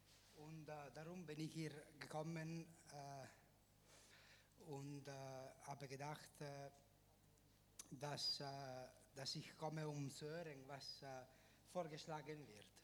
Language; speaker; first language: German; non-native, fluent; Italian